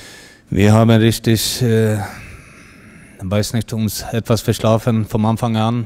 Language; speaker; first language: German; non-native, fluent; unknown